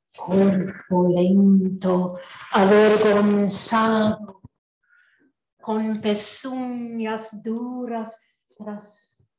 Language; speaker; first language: Spanish; non-native, fluent; English